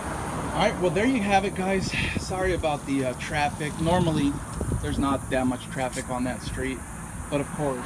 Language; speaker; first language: English; native; English